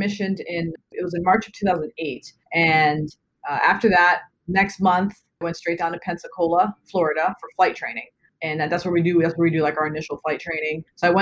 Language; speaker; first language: English; native; English